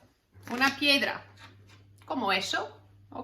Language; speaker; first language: Spanish; non-native, learner; English